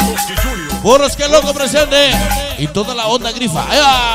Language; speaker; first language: Spanish; native; Spanish